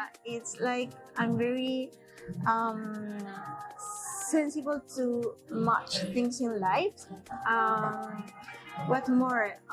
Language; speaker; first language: English; non-native, learner; Spanish